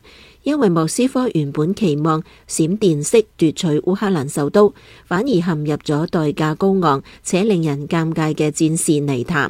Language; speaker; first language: Chinese; non-native, local second language; Cantonese